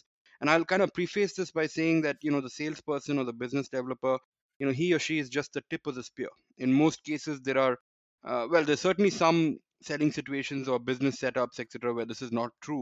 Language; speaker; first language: English; non-native, local second language; Tamil